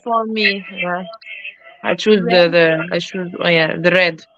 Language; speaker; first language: English; non-native, learner; French